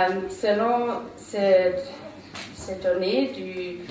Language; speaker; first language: French; non-native, learner; German